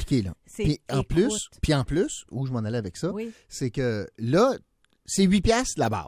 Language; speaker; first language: French; native; French